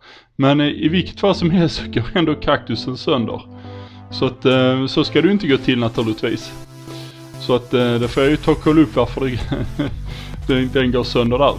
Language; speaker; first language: Swedish; native; Swedish